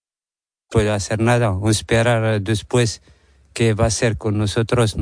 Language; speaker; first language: Spanish; non-native, learner; Arabic